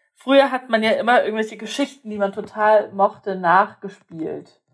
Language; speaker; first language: German; non-native, local second language; Polish